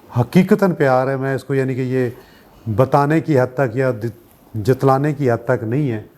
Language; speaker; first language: Urdu; non-native, local second language; Punjabi